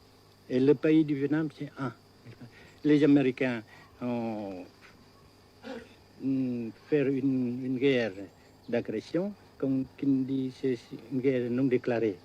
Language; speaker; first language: French; non-native, local second language; Vietnamese